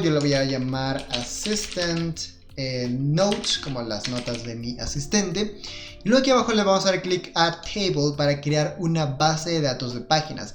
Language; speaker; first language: Spanish; native; Spanish